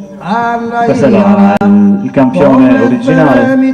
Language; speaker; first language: Italian; native; Italian